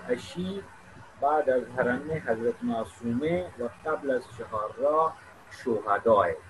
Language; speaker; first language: Persian; non-native, fluent; Urdu